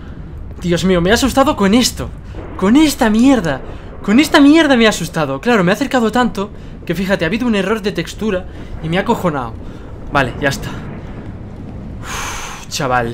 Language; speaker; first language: Spanish; native; Spanish